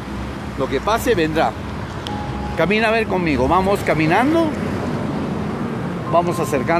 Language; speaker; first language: Spanish; native; Spanish